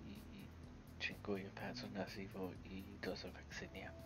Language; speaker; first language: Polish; non-native, learner; English